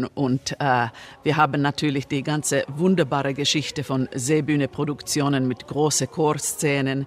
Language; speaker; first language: German; non-native, learner; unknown